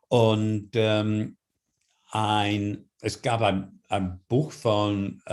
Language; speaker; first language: German; non-native, fluent; English